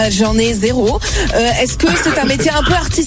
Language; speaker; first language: French; native; French